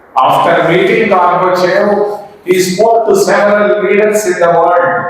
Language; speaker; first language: English; non-native, local second language; Telugu